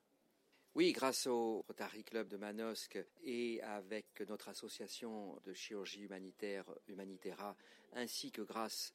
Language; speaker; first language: French; native; French